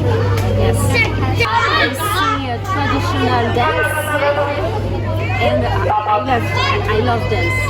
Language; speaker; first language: English; non-native, learner; French